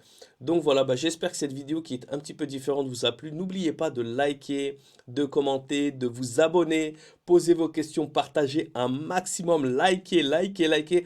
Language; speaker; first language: French; native; French